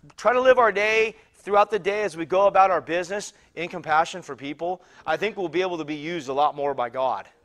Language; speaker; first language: English; native; English